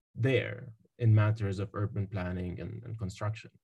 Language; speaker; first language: English; non-native, fluent; Arabic